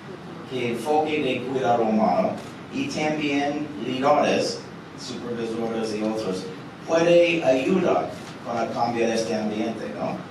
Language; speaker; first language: Spanish; early bilingual, heritage; English